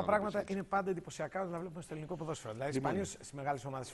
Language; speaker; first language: Greek; native; Greek